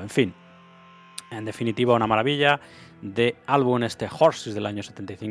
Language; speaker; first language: Spanish; native; Spanish